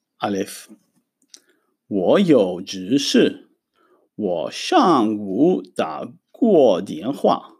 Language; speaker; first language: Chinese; non-native, fluent; Hebrew